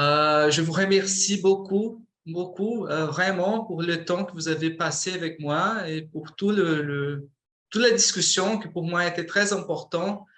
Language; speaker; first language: French; non-native, fluent; Portuguese